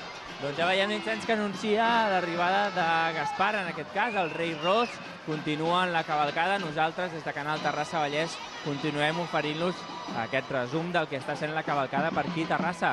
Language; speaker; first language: Catalan; native; Catalan